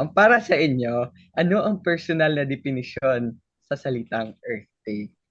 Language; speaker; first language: Filipino; non-native, local second language; Cebuano